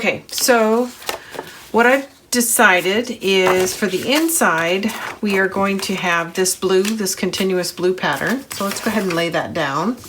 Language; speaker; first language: English; native; English